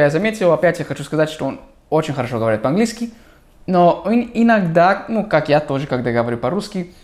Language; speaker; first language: Russian; non-native, fluent; English